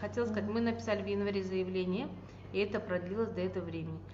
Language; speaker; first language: Russian; non-native, local second language; Kazakh